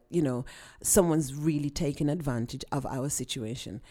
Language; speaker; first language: English; native; English